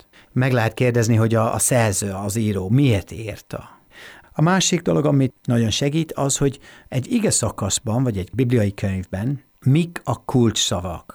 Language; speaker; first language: Hungarian; non-native, fluent; English